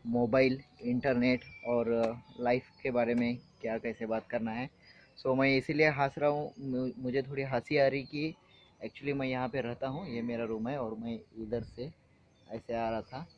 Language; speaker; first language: Hindi; non-native, local second language; Marathi